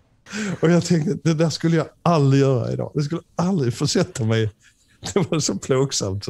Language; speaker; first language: Swedish; native; Swedish